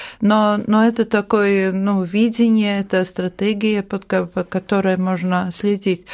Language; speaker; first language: Russian; non-native, local second language; Latvian